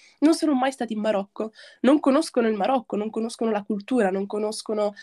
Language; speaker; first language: Italian; early bilingual, other home language; Arabic